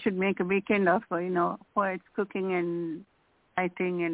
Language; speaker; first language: English; non-native, local second language; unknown